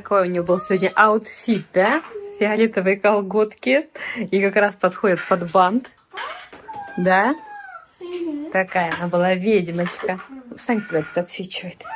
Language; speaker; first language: Russian; native; Russian